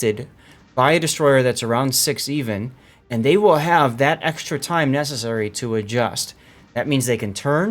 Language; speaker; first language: English; native; English